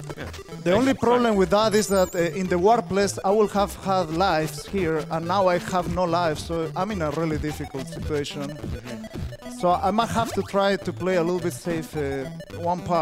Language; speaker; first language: English; non-native, fluent; Spanish